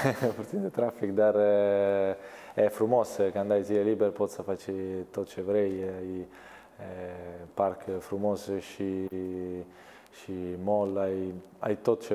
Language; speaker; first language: Romanian; non-native, learner; Italian